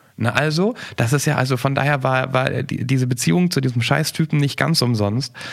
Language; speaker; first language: German; native; German